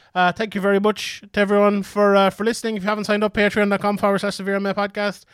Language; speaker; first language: English; native; English